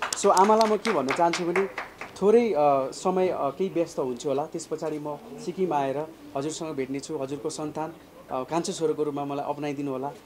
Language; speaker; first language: Nepali; native; Nepali